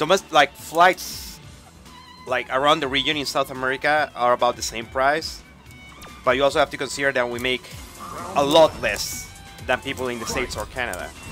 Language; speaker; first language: English; non-native, fluent; Spanish